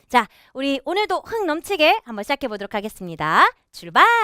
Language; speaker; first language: Korean; native; Korean